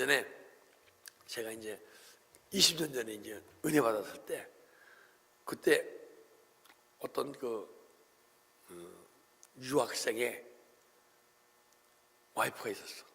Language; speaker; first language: Korean; native; Korean